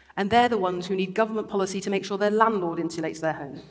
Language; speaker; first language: English; native; English